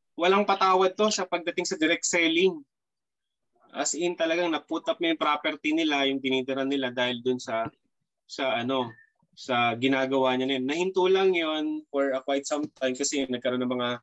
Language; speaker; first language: Filipino; native; Filipino